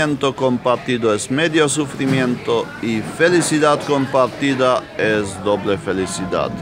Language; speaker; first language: Spanish; non-native, fluent; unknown